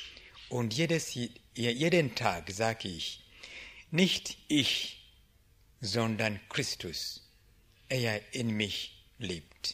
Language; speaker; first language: German; non-native, learner; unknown